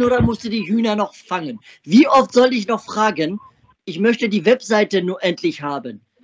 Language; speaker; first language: German; native; German